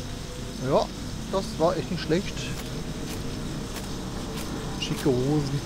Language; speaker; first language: German; native; German